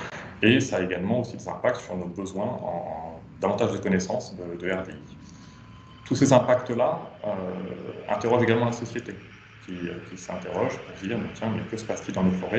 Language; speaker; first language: French; native; French